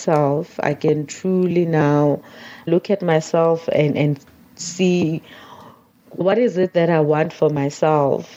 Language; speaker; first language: English; non-native, local second language; Tswana